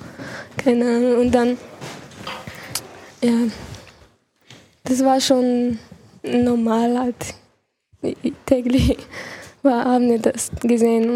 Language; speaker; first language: German; early bilingual, other home language; Chechen